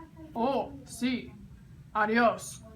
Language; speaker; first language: Spanish; non-native, learner; English